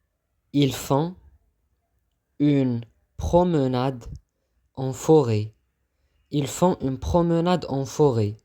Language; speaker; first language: French; non-native, fluent; Arabic